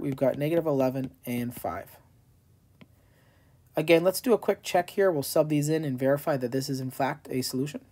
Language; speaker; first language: English; native; English